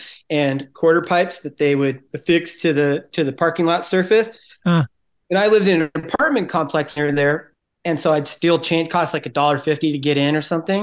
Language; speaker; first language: English; native; English